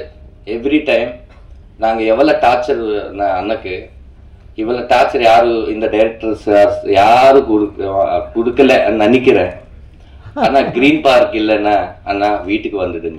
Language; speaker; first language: Tamil; non-native, learner; Telugu